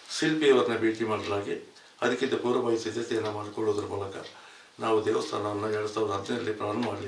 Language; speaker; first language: Kannada; native; Kannada